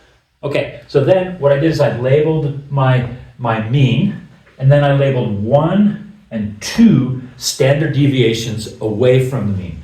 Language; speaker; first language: English; native; English